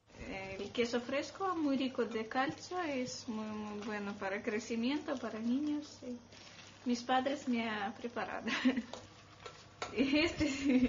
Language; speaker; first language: Spanish; non-native, learner; Russian